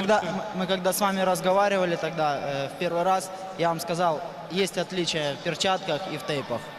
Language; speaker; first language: Russian; native; Russian